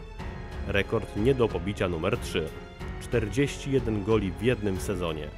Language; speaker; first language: Polish; native; Polish